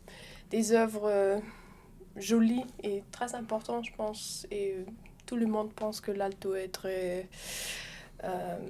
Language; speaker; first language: French; non-native, fluent; German